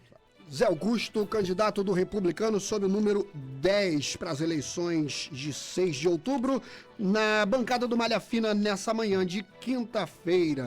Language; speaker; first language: Portuguese; native; Portuguese